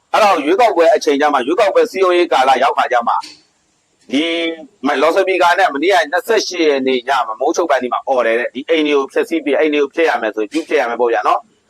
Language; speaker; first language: Burmese; native; Burmese